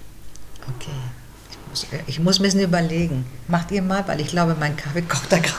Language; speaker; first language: German; native; German